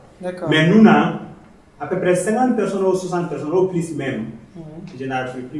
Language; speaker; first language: French; non-native, learner; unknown